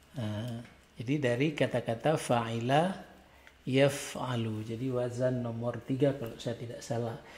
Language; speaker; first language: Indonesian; non-native, local second language; Achinese